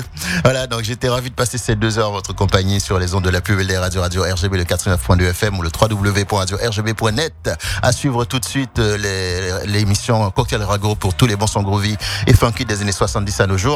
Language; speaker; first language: French; native; French